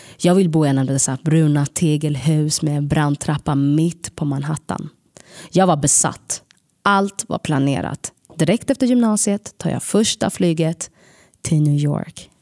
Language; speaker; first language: Swedish; early bilingual, other home language; Tigrinya